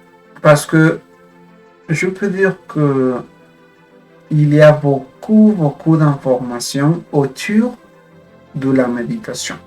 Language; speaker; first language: French; non-native, fluent; Spanish